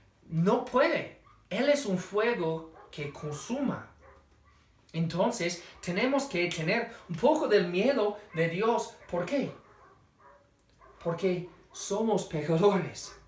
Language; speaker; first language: Spanish; non-native, fluent; English